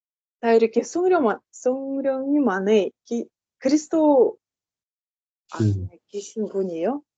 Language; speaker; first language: Korean; non-native, learner; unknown